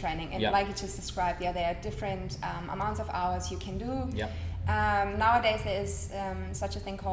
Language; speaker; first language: English; non-native, fluent; German